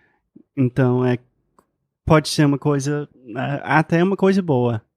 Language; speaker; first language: Portuguese; non-native, fluent; English